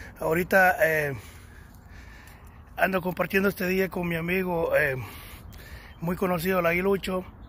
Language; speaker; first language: Spanish; native; Spanish